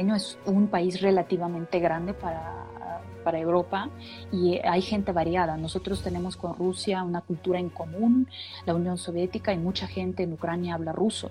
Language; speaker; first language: Spanish; non-native, fluent; Russian